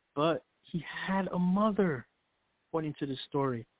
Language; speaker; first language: English; early bilingual, other home language; Spanish